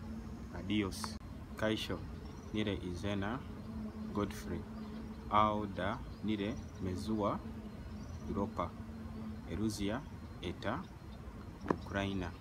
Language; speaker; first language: Basque; non-native, learner; Ganda